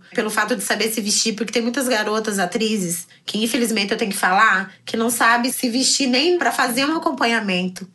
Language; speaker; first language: Portuguese; native; Portuguese